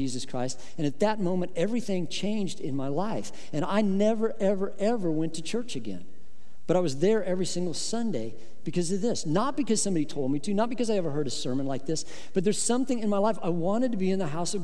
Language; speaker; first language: English; native; English